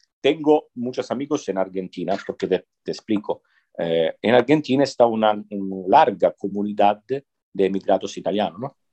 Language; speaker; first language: Spanish; non-native, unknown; Italian